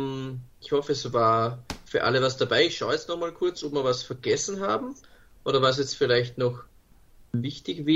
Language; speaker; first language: German; native; German